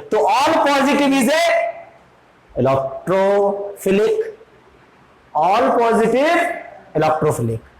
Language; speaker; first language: Hindi; native; Hindi